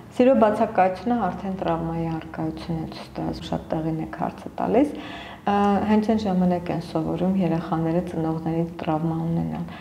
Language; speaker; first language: Armenian; native; Armenian